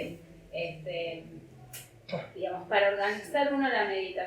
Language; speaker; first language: Spanish; native; Spanish